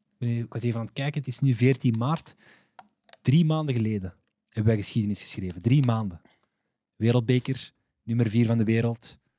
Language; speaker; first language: Dutch; early bilingual, other home language; Arabic